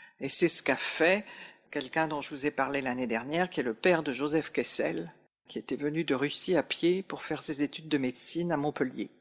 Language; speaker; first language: French; native; French